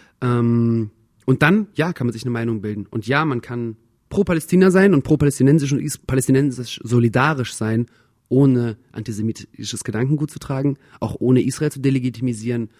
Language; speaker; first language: German; early bilingual, other home language; Russian